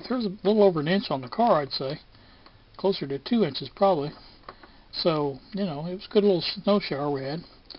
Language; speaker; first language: English; native; English